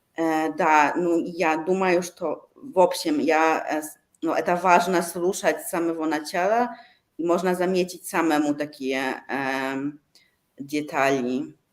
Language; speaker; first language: Russian; non-native, learner; Polish